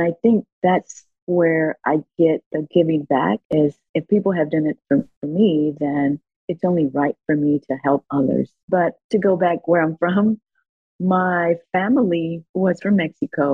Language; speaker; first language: English; early bilingual, other home language; Spanish